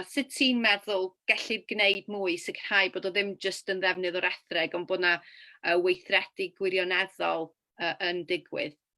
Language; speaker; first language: Welsh; native; Welsh